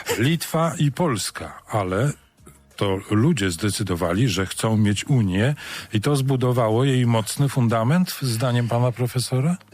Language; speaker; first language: Polish; native; Polish